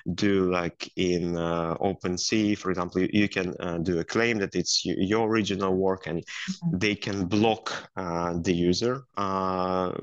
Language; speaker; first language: English; non-native, fluent; Russian